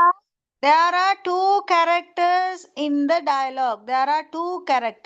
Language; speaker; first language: English; non-native, local second language; Tamil